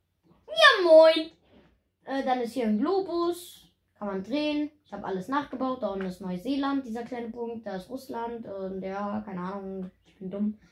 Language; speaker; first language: German; native; German